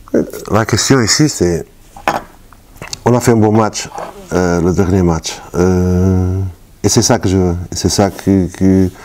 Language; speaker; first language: French; non-native, fluent; Portuguese